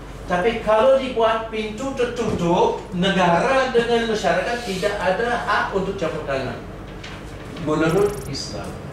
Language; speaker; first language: Indonesian; non-native, fluent; English